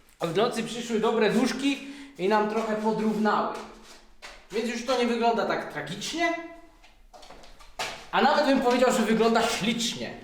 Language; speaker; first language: Polish; native; Polish